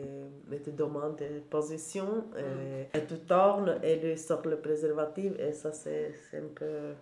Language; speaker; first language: French; non-native, learner; Albanian